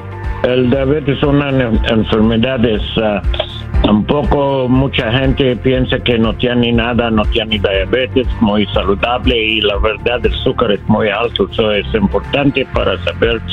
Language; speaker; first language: Spanish; non-native, learner; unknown